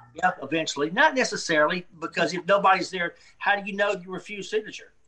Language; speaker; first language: English; native; English